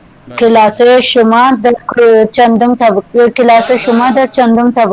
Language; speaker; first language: Persian; non-native, learner; Urdu